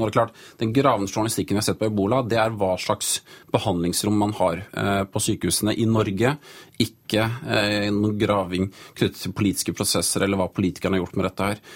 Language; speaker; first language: Norwegian; native; Norwegian